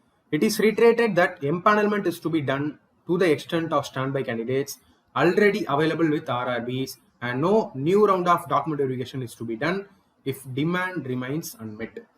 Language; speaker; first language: English; non-native, local second language; Tamil